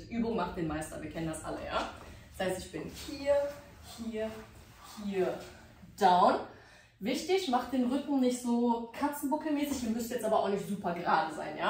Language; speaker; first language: German; native; German